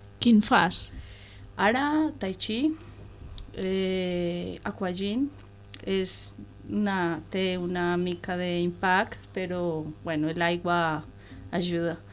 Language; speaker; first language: Catalan; non-native, learner; Spanish